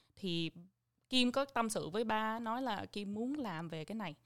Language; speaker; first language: Vietnamese; early bilingual, heritage; Vietnamese